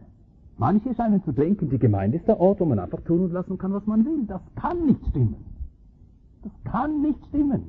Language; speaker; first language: German; native; German